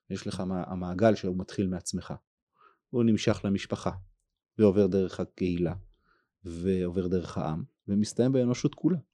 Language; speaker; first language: Hebrew; native; Hebrew